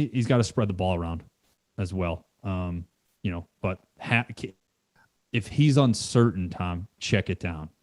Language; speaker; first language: English; native; English